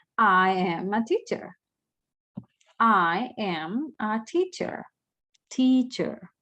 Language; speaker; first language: English; non-native, fluent; Spanish